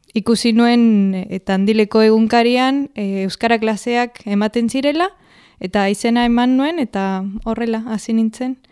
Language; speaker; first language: Basque; non-native, fluent; Spanish